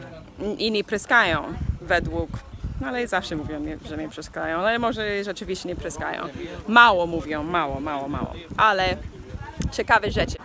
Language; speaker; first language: Polish; non-native, fluent; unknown